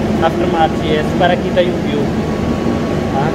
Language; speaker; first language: Filipino; non-native, learner; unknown